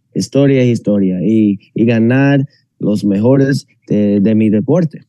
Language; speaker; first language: Spanish; non-native, fluent; English